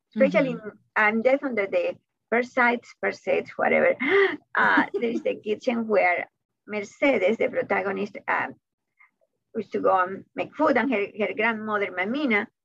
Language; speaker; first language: English; non-native, fluent; Spanish